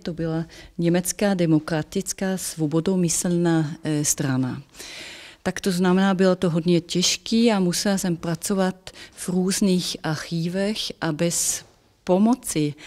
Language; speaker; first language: Czech; non-native, fluent; German